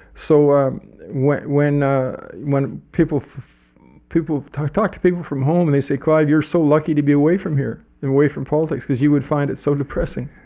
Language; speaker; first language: English; native; English